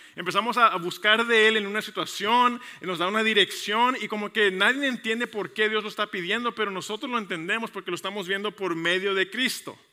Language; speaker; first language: Spanish; early bilingual, heritage; Spanish